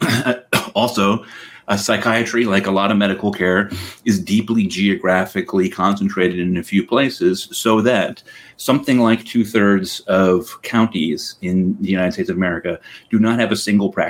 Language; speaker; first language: English; native; English